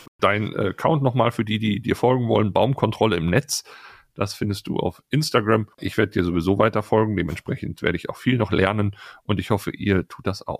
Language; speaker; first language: German; native; German